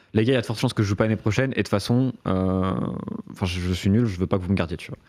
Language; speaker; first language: French; native; French